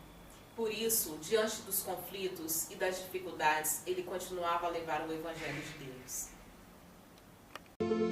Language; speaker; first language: Portuguese; native; Portuguese